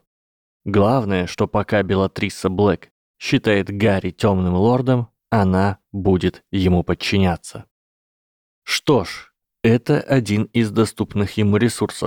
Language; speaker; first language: Russian; native; Russian